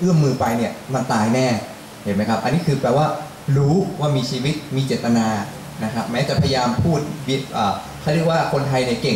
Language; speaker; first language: Thai; native; Thai